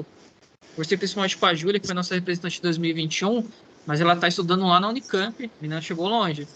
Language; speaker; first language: Portuguese; native; Portuguese